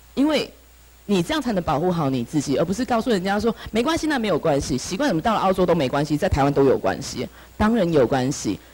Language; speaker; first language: Chinese; native; Chinese